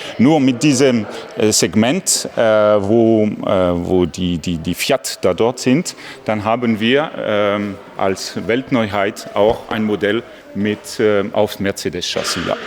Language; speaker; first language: German; non-native, fluent; French